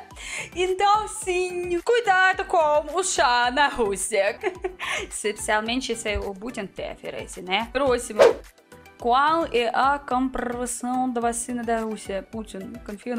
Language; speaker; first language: Portuguese; non-native, learner; Russian